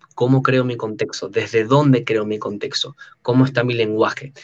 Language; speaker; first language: Spanish; native; Spanish